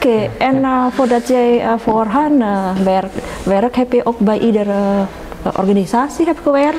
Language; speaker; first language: Dutch; non-native, learner; Indonesian